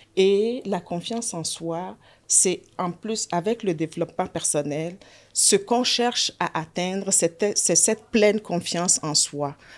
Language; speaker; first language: French; native; French